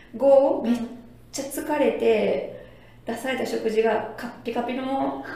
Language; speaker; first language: Japanese; native; Japanese